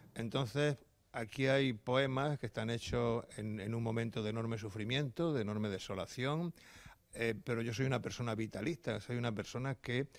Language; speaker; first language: Spanish; native; Spanish